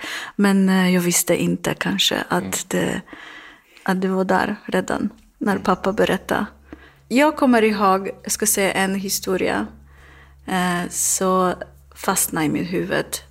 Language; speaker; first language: Swedish; non-native, learner; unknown